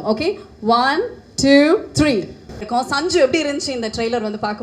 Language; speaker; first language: Tamil; native; Tamil